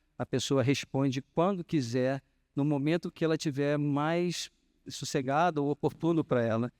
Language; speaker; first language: Portuguese; native; Portuguese